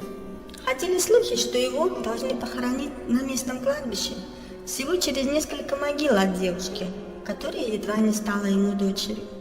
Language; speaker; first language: Russian; native; Russian